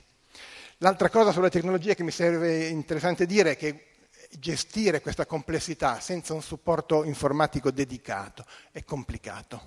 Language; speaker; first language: Italian; native; Italian